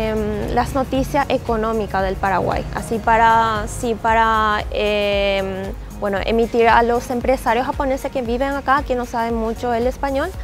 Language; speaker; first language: Spanish; non-native, fluent; Japanese